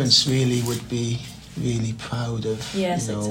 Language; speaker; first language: English; native; English